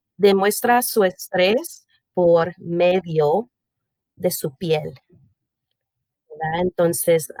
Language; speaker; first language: Spanish; early bilingual, heritage; Spanish